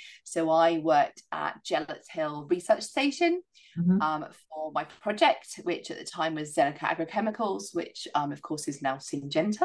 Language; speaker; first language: English; native; English